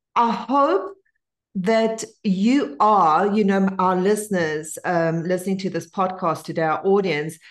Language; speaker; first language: English; non-native, fluent; Spanish